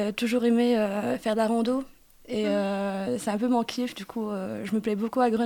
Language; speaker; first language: French; non-native, local second language; Arabic